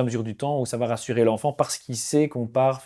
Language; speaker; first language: French; native; French